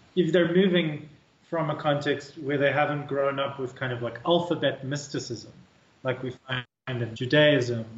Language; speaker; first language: English; native; English